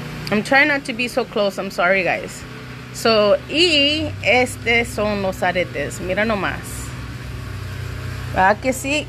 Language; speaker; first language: Spanish; early bilingual, heritage; Spanish